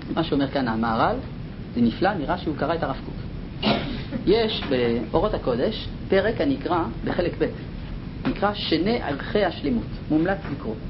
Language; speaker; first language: Hebrew; non-native, fluent; French